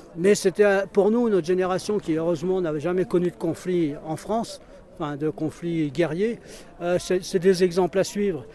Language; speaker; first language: French; native; French